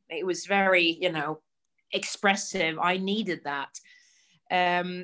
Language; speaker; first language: English; non-native, fluent; Swedish